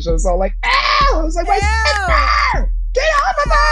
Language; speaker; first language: English; native; English